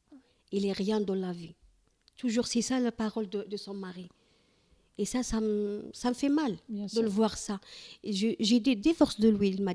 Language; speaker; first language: French; non-native, learner; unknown